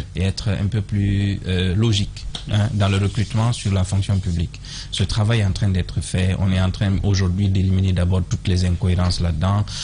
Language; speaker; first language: French; non-native, local second language; Fula